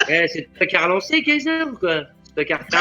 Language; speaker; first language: French; native; French